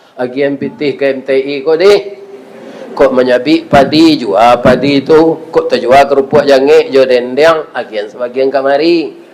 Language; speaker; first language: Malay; non-native, local second language; Minangkabau